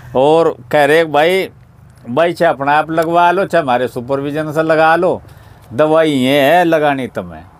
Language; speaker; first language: Hindi; native; Hindi